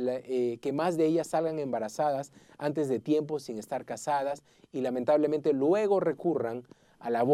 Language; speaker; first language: Spanish; native; Spanish